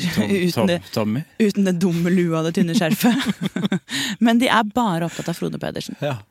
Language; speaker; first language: Norwegian; native; Norwegian